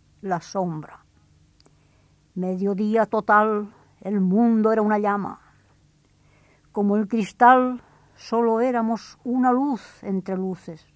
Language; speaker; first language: Spanish; native; Spanish